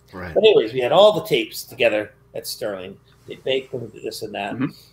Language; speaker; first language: English; native; English